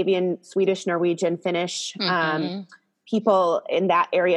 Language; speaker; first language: English; native; English